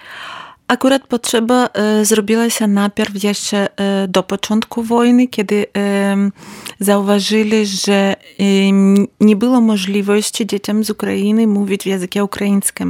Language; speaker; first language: Polish; non-native, learner; Ukrainian